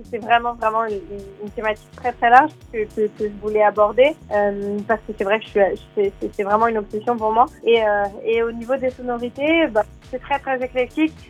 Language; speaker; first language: French; native; French